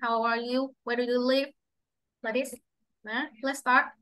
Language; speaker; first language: English; non-native, fluent; Vietnamese